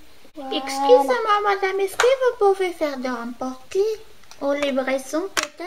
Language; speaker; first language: French; non-native, learner; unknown